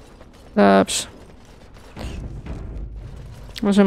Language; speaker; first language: Polish; native; Polish